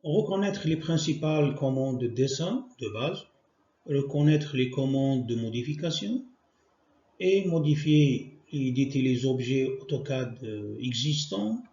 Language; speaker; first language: French; non-native, local second language; Arabic